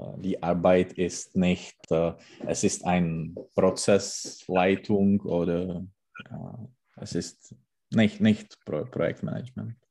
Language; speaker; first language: German; non-native, learner; Czech